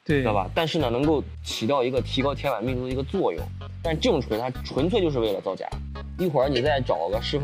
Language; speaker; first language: Chinese; native; Chinese